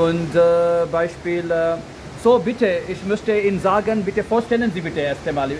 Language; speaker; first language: German; non-native, learner; Urdu